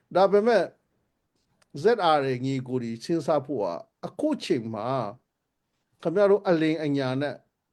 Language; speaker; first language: Burmese; non-native, local second language; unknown